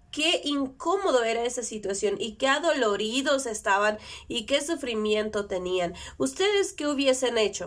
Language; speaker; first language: Spanish; native; Spanish